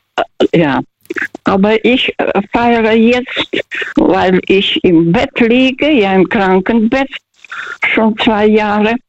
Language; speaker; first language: German; non-native, fluent; Russian